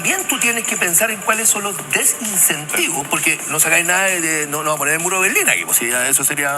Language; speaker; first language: Spanish; native; Spanish